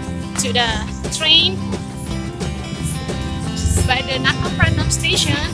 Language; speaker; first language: English; non-native, local second language; Indonesian